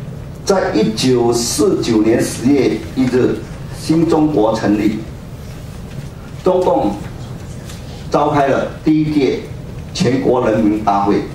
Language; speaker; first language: Chinese; native; Chinese